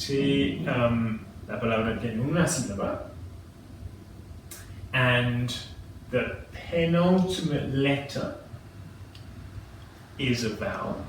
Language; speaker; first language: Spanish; non-native, fluent; English